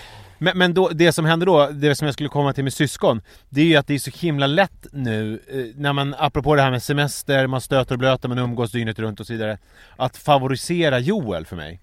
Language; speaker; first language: Swedish; native; Swedish